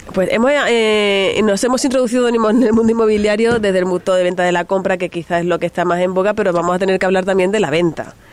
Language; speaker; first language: Spanish; native; Spanish